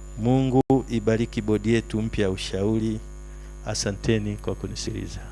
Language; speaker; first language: Swahili; native; Swahili